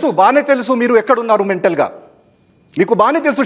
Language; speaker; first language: Telugu; non-native, fluent; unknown